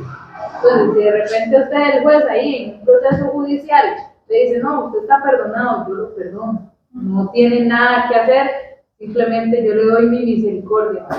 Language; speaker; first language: Spanish; native; Spanish